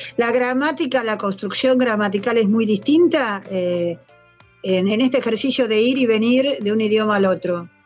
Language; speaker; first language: Spanish; native; Spanish